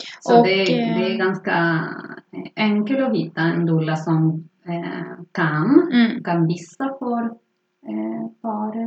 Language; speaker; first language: Swedish; non-native, fluent; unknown